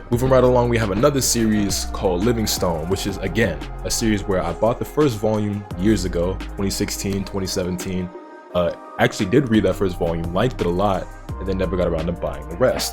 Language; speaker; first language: English; native; English